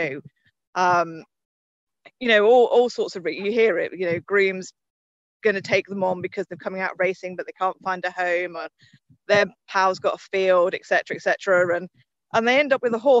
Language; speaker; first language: English; native; English